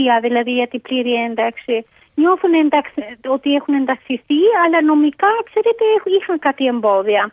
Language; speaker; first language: Greek; non-native, fluent; Albanian